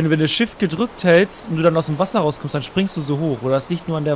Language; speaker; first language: German; native; German